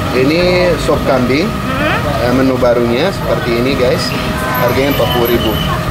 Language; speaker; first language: Indonesian; non-native, fluent; Arabic